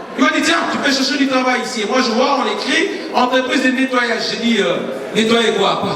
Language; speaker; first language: French; non-native, local second language; Lingala